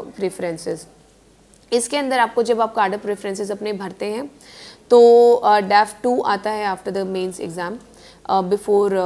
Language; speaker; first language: Hindi; native; Hindi